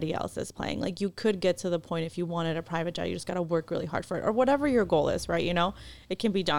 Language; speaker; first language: English; non-native, fluent; Spanish